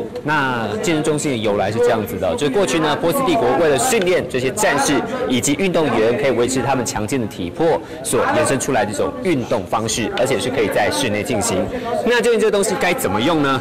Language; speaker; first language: Chinese; native; Chinese